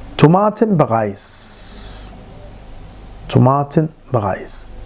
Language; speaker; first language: German; non-native, fluent; Arabic